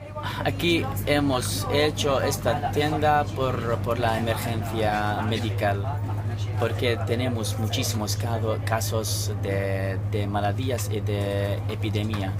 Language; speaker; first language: Spanish; non-native, fluent; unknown